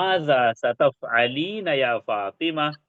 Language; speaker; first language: Arabic; non-native, fluent; Urdu